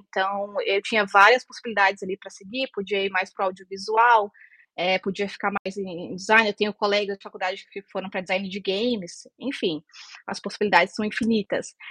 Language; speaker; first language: Portuguese; native; Portuguese